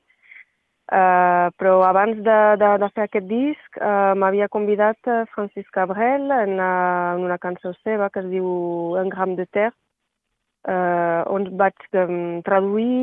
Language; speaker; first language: Catalan; non-native, local second language; French